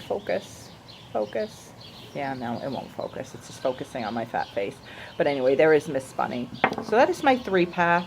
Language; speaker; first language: English; native; English